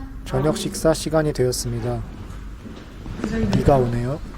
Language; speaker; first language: Korean; native; Korean